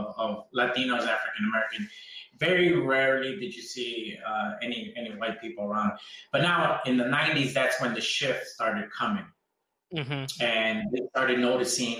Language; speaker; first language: English; early bilingual, other home language; Spanish